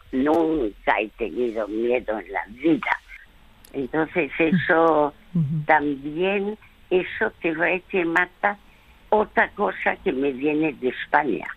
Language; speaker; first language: Spanish; early bilingual, other home language; French